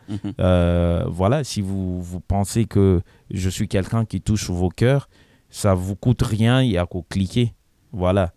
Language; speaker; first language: French; non-native, local second language; Lingala